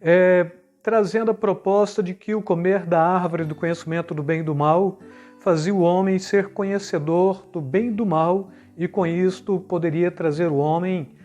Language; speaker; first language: Portuguese; native; Portuguese